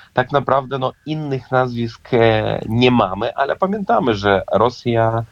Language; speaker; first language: Polish; non-native, fluent; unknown